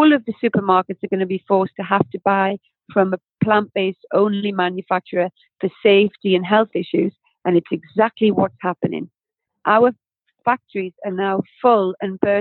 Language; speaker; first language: English; native; English